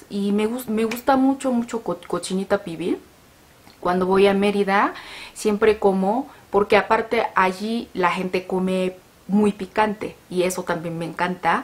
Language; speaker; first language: Spanish; non-native, learner; Korean